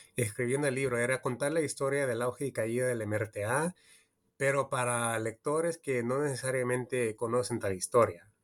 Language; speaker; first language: Spanish; early bilingual, heritage; Spanish